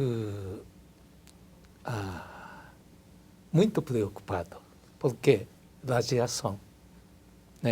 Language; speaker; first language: Portuguese; non-native, learner; Japanese